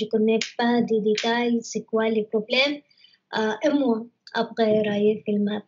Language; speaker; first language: French; non-native, learner; Arabic